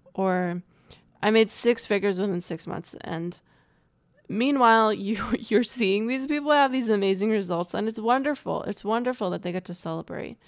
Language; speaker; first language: English; native; English